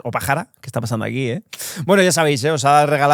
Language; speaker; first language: Spanish; native; Spanish